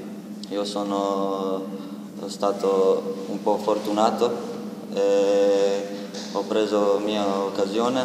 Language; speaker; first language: Italian; non-native, learner; Croatian